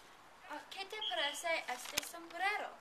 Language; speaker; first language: Spanish; non-native, learner; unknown